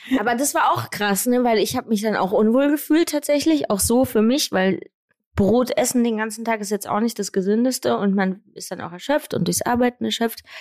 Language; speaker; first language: German; native; German